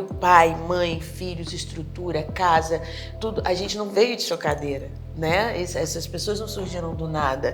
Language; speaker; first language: Portuguese; native; Portuguese